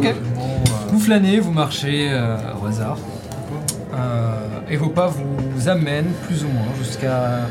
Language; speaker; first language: French; native; French